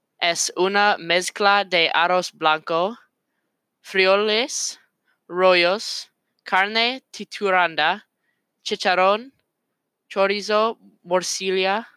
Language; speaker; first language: Spanish; non-native, learner; English